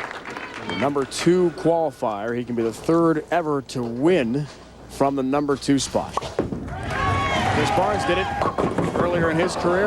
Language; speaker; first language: English; native; English